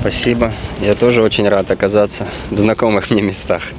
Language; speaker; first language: Russian; native; Russian